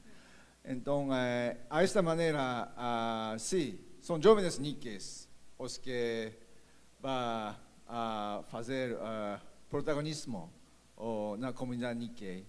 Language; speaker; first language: Portuguese; non-native, fluent; Japanese